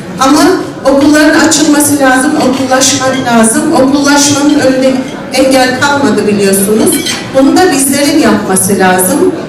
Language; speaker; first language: Turkish; non-native, local second language; Adyghe